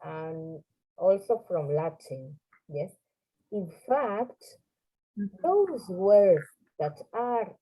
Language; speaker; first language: English; non-native, fluent; Spanish